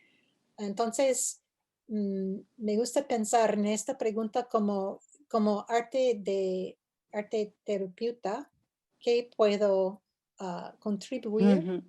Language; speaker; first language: Spanish; non-native, fluent; English